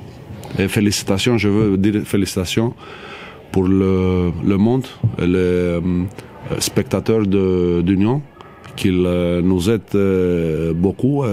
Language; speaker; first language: French; non-native, learner; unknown